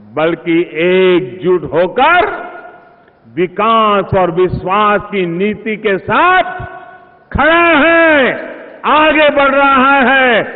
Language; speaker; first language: Hindi; non-native, local second language; Gujarati